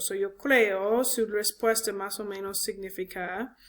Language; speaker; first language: Spanish; non-native, learner; English